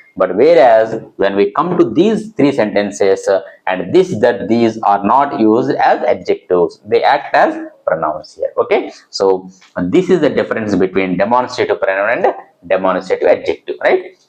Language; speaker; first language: English; non-native, local second language; Telugu